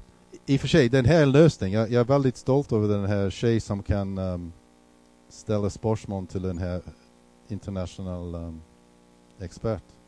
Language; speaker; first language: Swedish; non-native, fluent; English